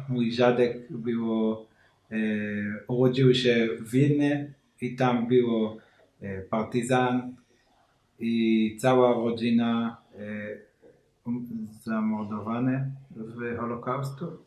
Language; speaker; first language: Polish; non-native, learner; Hebrew